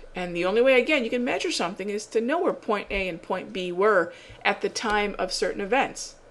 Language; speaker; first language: English; native; English